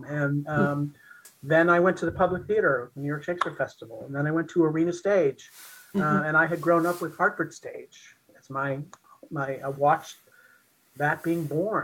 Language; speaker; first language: English; native; English